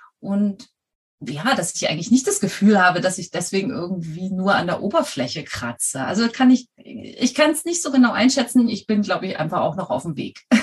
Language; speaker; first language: German; native; German